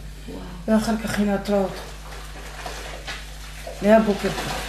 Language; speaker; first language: Hebrew; non-native, fluent; Arabic